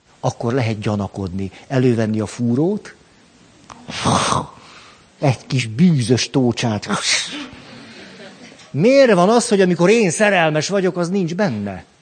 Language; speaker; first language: Hungarian; native; Hungarian